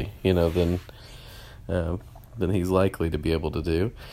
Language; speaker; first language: English; native; English